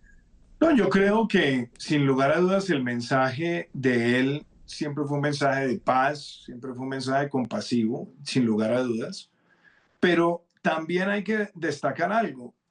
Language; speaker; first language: Spanish; native; Spanish